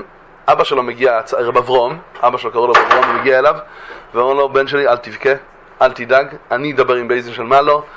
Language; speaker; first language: Hebrew; native; Hebrew